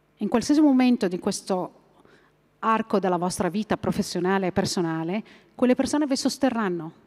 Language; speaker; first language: Italian; non-native, fluent; Arabic